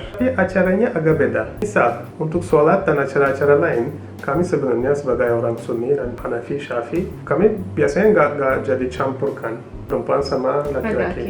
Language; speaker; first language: Indonesian; non-native, fluent; Turkish